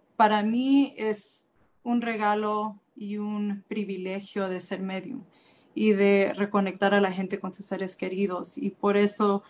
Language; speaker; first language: Spanish; early bilingual, heritage; Spanish